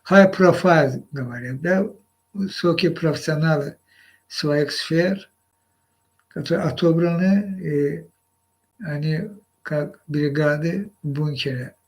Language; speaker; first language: Russian; non-native, local second language; Azerbaijani